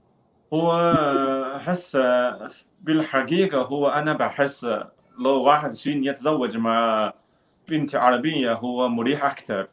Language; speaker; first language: Arabic; non-native, learner; Chinese